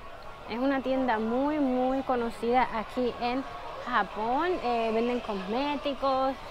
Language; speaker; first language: Spanish; early bilingual, heritage; Spanish